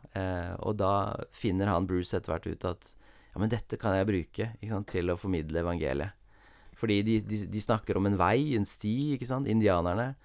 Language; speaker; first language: Norwegian; early bilingual, heritage; Norwegian